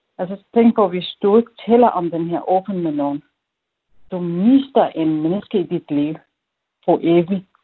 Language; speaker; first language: Danish; non-native, fluent; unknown